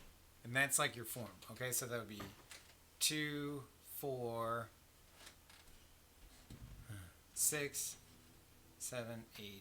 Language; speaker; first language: English; native; English